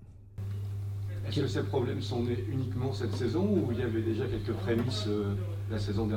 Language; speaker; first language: French; native; French